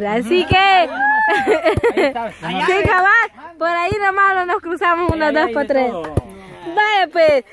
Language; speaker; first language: Spanish; native; Spanish